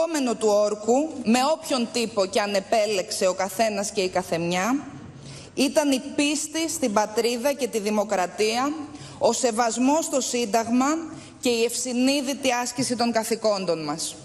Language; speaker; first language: Greek; native; Greek